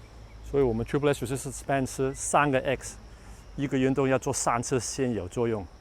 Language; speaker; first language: Chinese; non-native, local second language; Cantonese